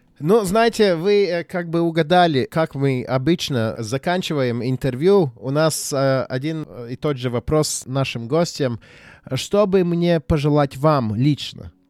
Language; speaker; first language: Russian; non-native, local second language; Latvian